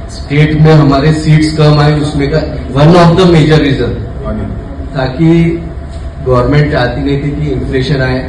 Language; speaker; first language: Hindi; non-native, local second language; Marathi